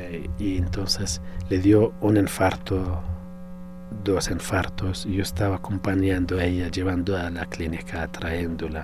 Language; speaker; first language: Spanish; non-native, fluent; Arabic